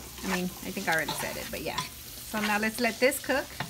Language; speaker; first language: English; early bilingual, other home language; Spanish